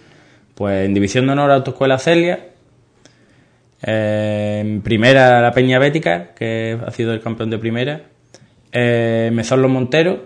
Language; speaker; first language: Spanish; native; Spanish